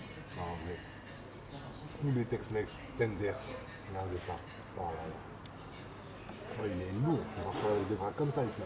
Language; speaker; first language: French; native; French